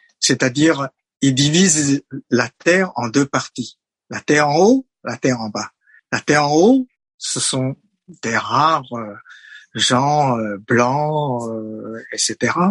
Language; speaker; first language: French; non-native, fluent; Chinese